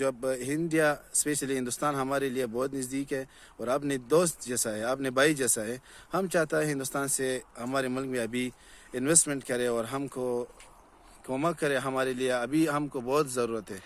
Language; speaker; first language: Hindi; non-native, learner; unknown